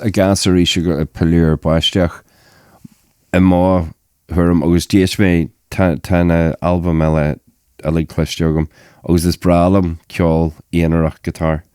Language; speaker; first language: Irish; native; Irish